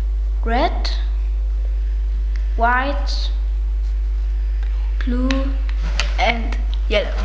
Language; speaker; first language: English; non-native, learner; German